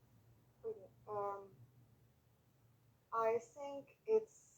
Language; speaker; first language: English; non-native, learner; French